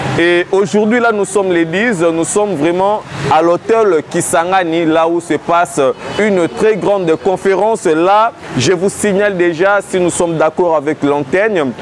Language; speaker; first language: French; non-native, local second language; Lingala